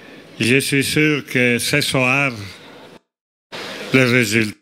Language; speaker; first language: French; non-native, fluent; Italian